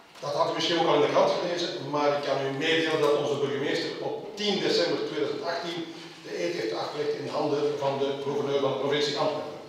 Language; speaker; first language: Dutch; native; Dutch